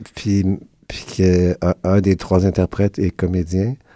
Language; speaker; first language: French; native; French